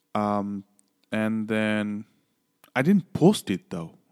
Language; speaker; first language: English; non-native, local second language; Nepali